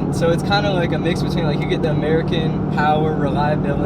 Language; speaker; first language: English; native; English